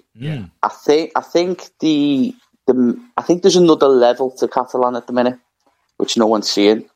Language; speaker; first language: English; native; English